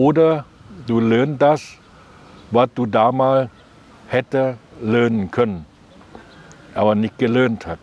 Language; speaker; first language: German; non-native, learner; Thai